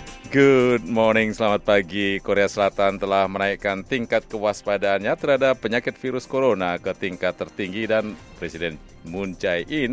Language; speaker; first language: Indonesian; native; Indonesian